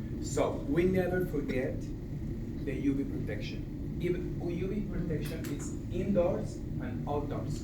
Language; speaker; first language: English; non-native, learner; Spanish